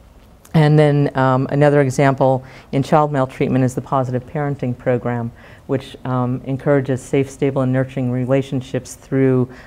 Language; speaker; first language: English; native; English